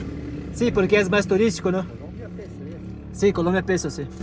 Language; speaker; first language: Spanish; non-native, learner; Portuguese